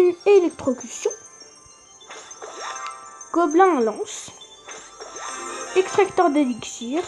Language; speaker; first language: French; native; French